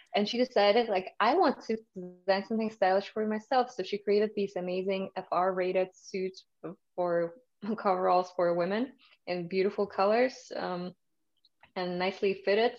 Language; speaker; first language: English; early bilingual, other home language; Russian